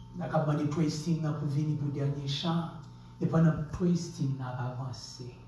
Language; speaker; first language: French; non-native, local second language; Haitian Creole